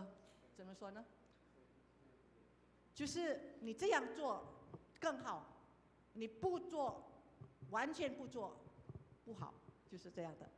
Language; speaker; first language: Chinese; non-native, fluent; Indonesian